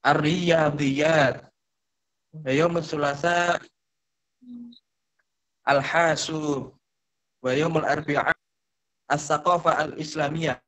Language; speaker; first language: Arabic; non-native, learner; Indonesian